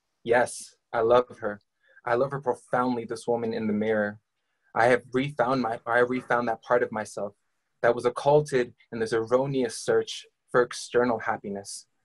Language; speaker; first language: English; native; English